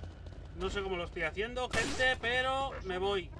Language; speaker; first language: Spanish; native; Spanish